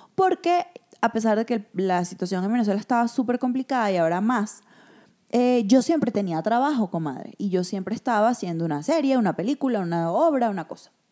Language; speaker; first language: Spanish; native; Spanish